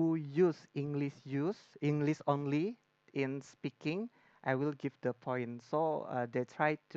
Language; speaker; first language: English; non-native, learner; Indonesian